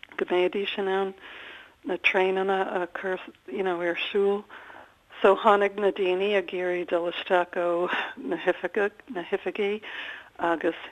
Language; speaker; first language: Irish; non-native, local second language; English